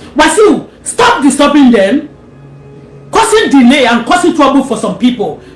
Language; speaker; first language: English; non-native, local second language; Yoruba